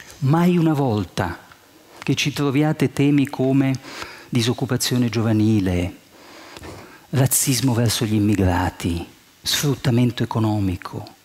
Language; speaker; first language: Italian; early bilingual, heritage; Italian